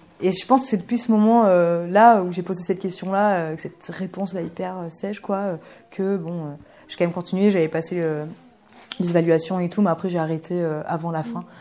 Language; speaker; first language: French; early bilingual, other home language; Bulgarian